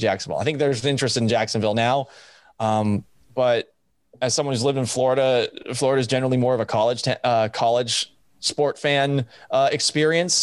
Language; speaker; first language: English; native; English